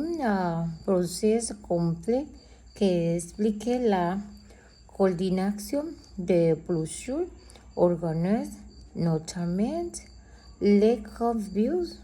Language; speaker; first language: French; non-native, learner; Spanish